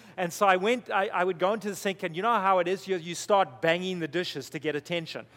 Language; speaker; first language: English; native; English